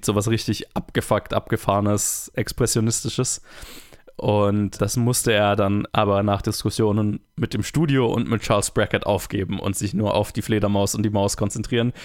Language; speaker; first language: German; native; German